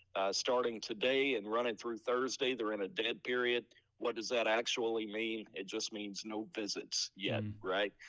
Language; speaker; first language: English; native; English